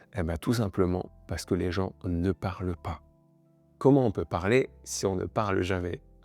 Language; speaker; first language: French; native; French